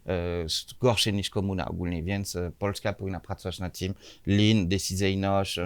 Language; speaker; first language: Polish; non-native, learner; French